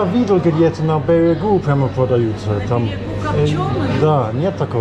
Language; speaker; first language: Russian; non-native, learner; English